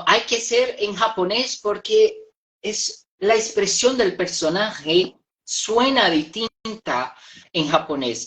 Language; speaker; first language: Spanish; non-native, fluent; Portuguese